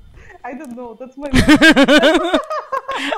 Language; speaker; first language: English; non-native, fluent; Polish